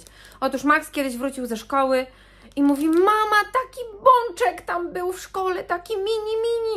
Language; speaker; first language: Polish; native; Polish